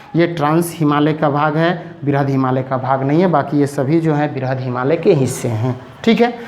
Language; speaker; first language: Hindi; native; Hindi